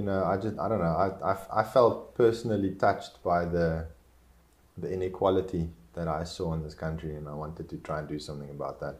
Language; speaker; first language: English; non-native, local second language; Afrikaans